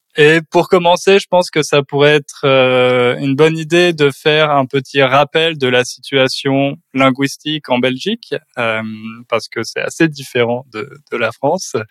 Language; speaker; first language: French; native; French